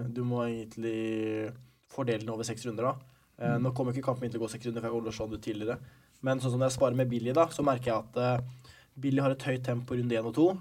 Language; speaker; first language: Norwegian; early bilingual, other home language; Arabic